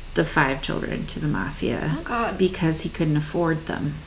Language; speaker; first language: English; native; English